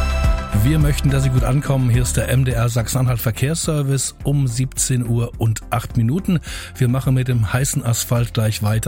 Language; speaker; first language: German; native; German